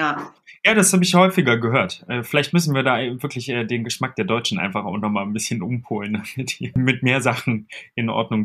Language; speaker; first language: German; native; German